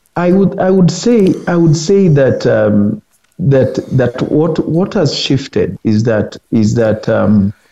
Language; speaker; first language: English; non-native, local second language; Luo (Kenya and Tanzania)